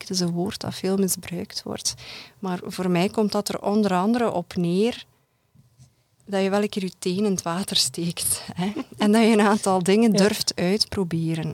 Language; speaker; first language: Dutch; native; Dutch